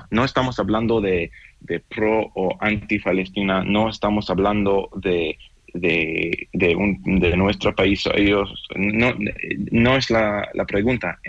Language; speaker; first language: Spanish; non-native, fluent; Hebrew